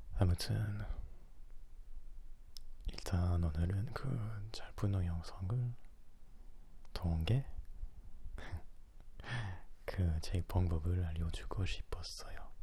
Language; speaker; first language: Korean; non-native, learner; French